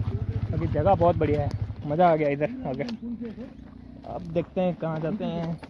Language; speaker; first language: Hindi; non-native, local second language; Gujarati